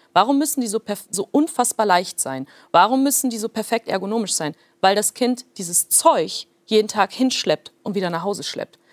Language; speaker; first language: German; early bilingual, other home language; Plautdietsch